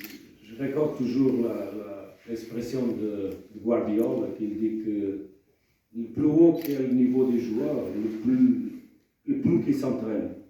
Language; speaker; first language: French; non-native, fluent; Portuguese